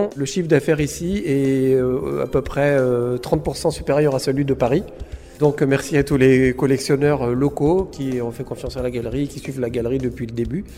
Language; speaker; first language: French; native; French